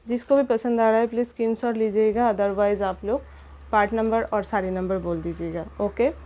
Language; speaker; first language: Hindi; non-native, local second language; Bangla